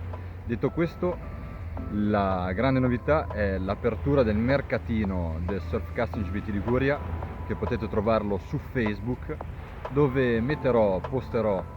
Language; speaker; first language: Italian; native; Italian